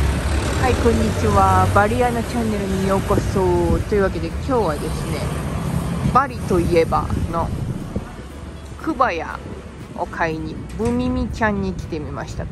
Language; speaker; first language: Japanese; native; Japanese